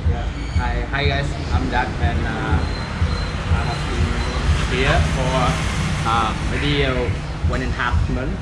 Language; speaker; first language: English; non-native, learner; Vietnamese